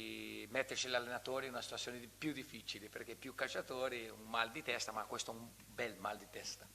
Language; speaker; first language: Italian; non-native, fluent; Portuguese